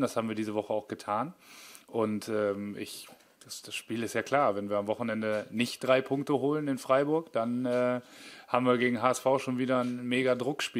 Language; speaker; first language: German; native; German